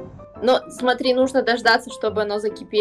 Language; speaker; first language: Russian; native; Russian